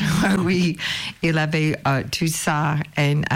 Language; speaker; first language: French; non-native, learner; English